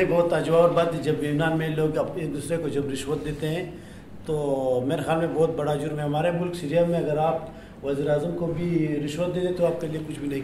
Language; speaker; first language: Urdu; non-native, learner; Arabic